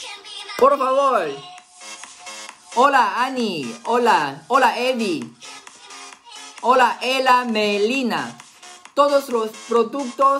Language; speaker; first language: Spanish; non-native, learner; Chinese